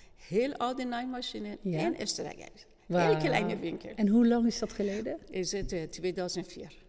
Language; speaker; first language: Dutch; non-native, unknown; Persian